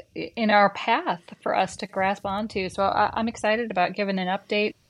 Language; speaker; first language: English; native; English